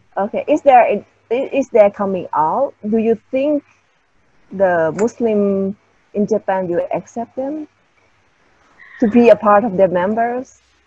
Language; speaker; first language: English; non-native, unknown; Thai